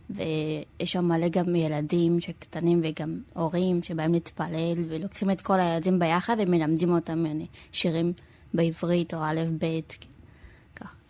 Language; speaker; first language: Hebrew; early bilingual, other home language; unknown